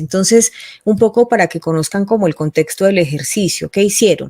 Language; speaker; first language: Spanish; native; Spanish